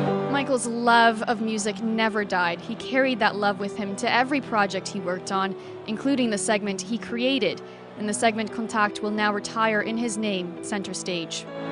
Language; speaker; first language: English; early bilingual, other home language; Ukrainian